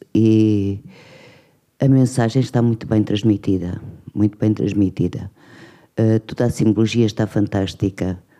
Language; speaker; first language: Portuguese; native; Portuguese